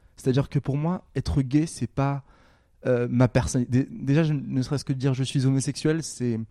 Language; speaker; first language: French; non-native, local second language; Arabic